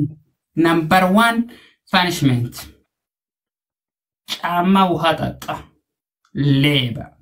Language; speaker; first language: English; non-native, learner; Amharic